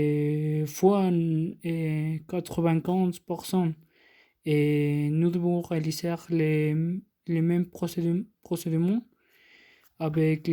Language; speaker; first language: French; non-native, learner; Spanish